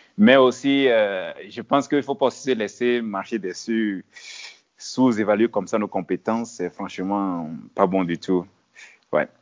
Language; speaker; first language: French; non-native, local second language; Ewe